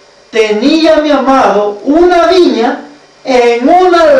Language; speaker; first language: Spanish; native; Spanish